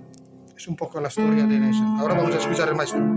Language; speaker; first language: Spanish; non-native, fluent; Indonesian